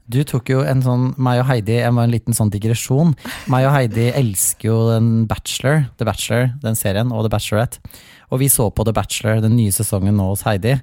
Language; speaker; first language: Norwegian; native; Norwegian